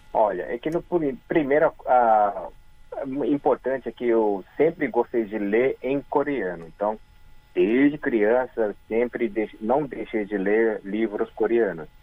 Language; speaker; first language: Portuguese; early bilingual, other home language; Korean